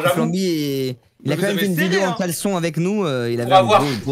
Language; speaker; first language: French; native; French